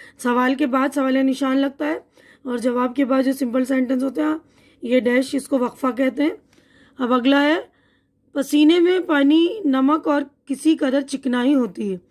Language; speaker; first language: Urdu; native; Urdu